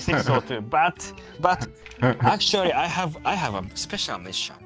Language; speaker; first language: English; non-native, learner; Japanese